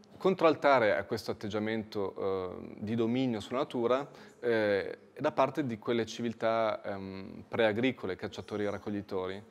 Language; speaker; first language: Italian; native; Italian